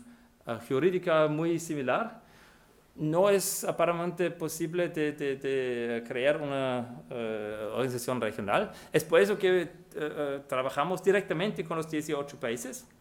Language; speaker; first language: Spanish; non-native, fluent; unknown